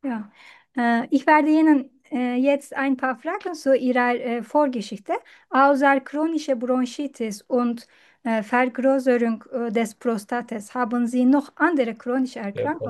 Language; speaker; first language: German; non-native, learner; Turkish